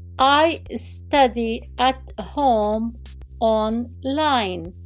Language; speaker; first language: English; non-native, fluent; Arabic